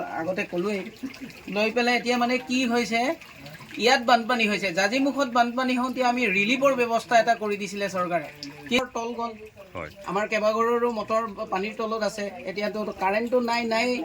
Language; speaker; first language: Assamese; native; Assamese